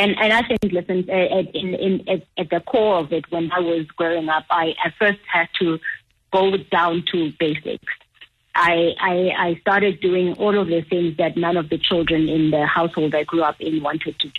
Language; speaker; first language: English; non-native, local second language; Xhosa